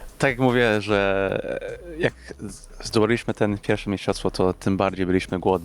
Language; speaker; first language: Polish; early bilingual, heritage; English